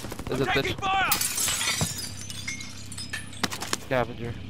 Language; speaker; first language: Spanish; native; Spanish